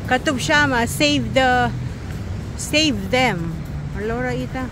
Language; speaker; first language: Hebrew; non-native, learner; Filipino